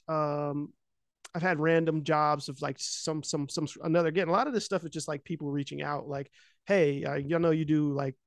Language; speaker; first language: English; native; English